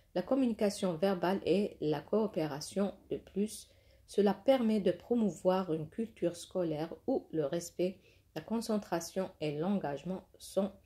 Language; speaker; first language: French; non-native, local second language; Arabic